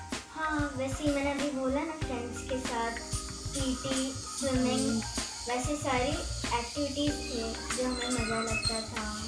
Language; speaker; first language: Hindi; non-native, local second language; Malayalam